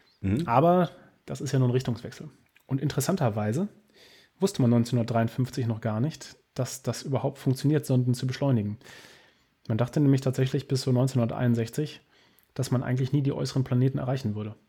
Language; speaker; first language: German; native; German